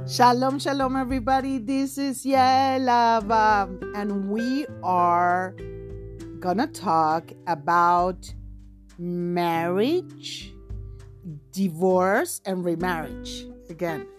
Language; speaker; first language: English; non-native, fluent; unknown